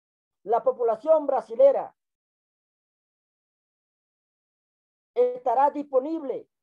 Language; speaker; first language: Spanish; non-native, local second language; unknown